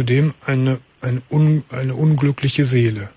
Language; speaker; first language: German; native; German